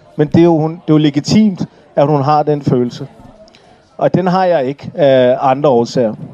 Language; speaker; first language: Danish; early bilingual, other home language; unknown